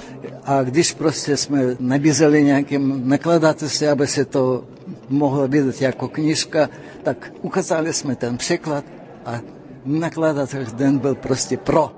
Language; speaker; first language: Czech; non-native, fluent; Russian